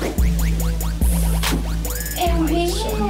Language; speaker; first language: Chinese; native; Chinese